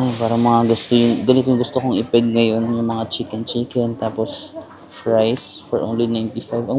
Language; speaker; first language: Filipino; native; Filipino